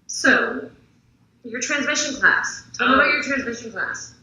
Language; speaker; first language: English; native; English